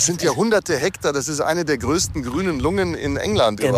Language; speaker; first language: German; native; German